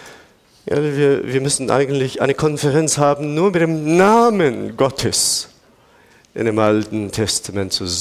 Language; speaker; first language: German; non-native, fluent; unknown